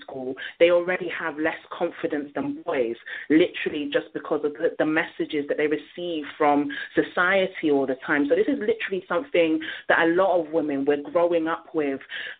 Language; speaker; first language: English; native; English